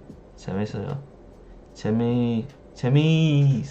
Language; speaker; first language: Korean; non-native, learner; English